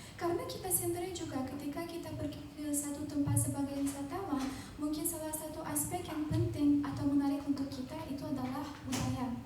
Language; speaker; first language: Indonesian; non-native, fluent; Azerbaijani